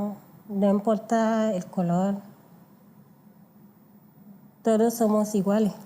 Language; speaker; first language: Spanish; non-native, learner; Haitian Creole